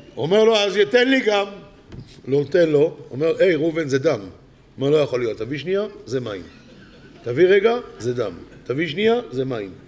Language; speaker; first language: Hebrew; native; Hebrew